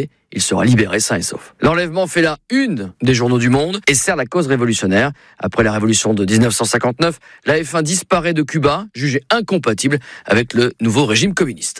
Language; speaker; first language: French; native; French